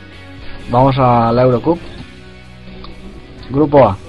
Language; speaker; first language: Spanish; native; Spanish